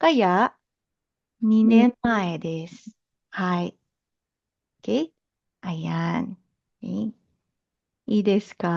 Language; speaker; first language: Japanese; non-native, fluent; Filipino